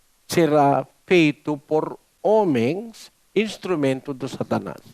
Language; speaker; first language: Portuguese; non-native, learner; Filipino